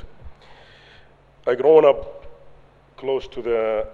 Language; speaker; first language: English; non-native, learner; Arabic